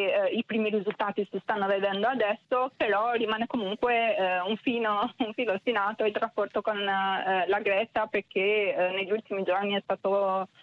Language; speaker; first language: Italian; non-native, fluent; Albanian